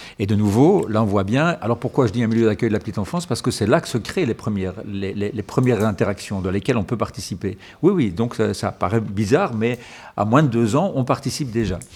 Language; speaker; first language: French; native; French